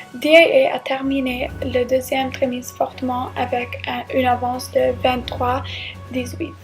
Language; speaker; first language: French; non-native, learner; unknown